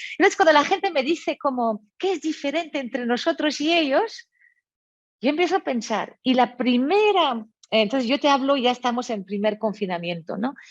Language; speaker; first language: Spanish; non-native, fluent; French